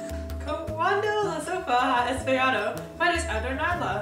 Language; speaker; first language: Spanish; non-native, learner; English